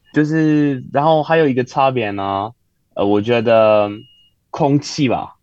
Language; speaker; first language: Chinese; non-native, fluent; Turkish